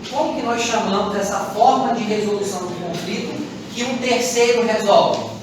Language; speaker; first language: Portuguese; native; Portuguese